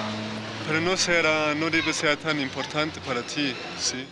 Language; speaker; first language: Spanish; non-native, fluent; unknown